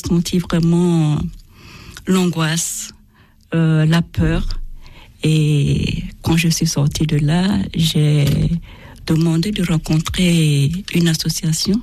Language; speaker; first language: French; native; French